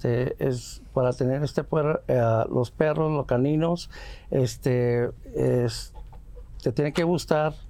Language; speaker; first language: Spanish; early bilingual, heritage; Spanish